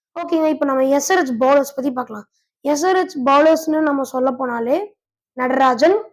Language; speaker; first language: Tamil; native; Tamil